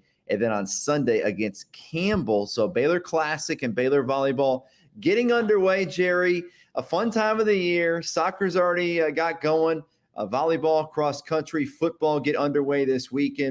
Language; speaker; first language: English; native; English